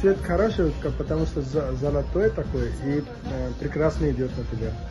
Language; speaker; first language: Russian; non-native, learner; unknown